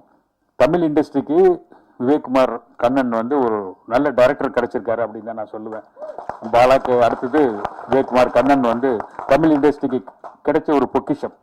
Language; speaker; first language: Tamil; non-native, fluent; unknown